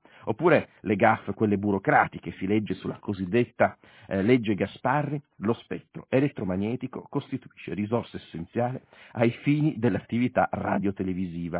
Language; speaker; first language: Italian; native; Italian